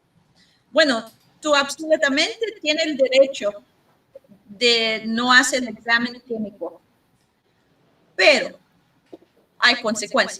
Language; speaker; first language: Spanish; non-native, learner; English